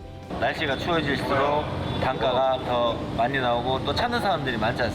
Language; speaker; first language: Korean; native; Korean